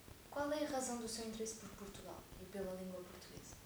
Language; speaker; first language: Portuguese; non-native, learner; Italian